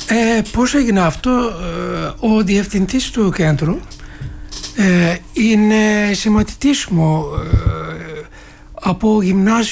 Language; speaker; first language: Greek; non-native, learner; Turkish